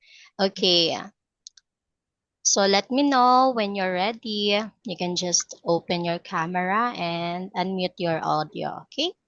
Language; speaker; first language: English; non-native, fluent; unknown